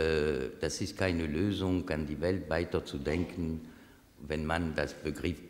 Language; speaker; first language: German; non-native, fluent; French